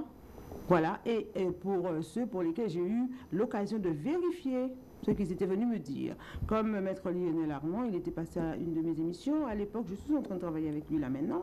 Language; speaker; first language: French; native; French